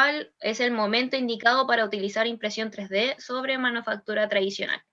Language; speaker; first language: Spanish; native; Spanish